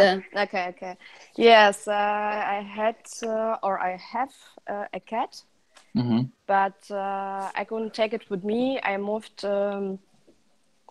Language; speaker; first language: English; non-native, learner; Russian